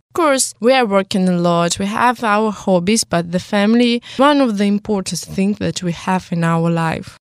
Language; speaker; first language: English; non-native, fluent; Russian